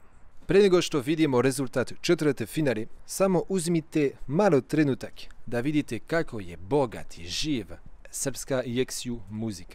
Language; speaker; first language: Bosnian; non-native, fluent; French